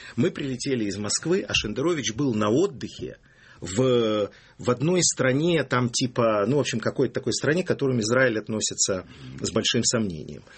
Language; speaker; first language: Russian; native; Russian